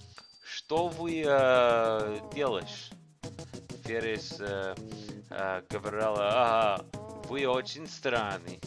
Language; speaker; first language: Russian; non-native, learner; English